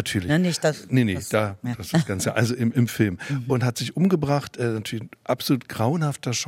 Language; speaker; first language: German; native; German